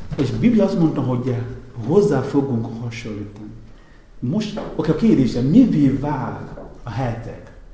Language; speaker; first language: Hungarian; non-native, fluent; Igbo